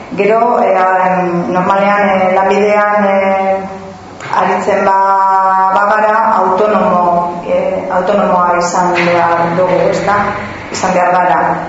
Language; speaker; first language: Basque; non-native, local second language; Spanish